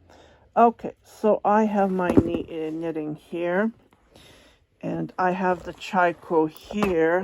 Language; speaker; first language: English; non-native, fluent; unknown